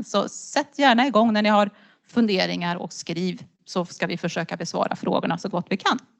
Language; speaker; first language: Swedish; native; Swedish